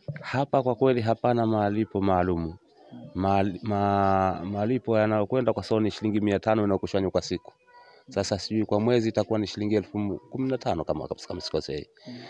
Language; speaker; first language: Swahili; native; Swahili